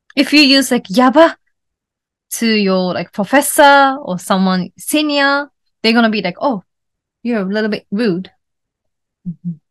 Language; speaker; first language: English; non-native, fluent; Japanese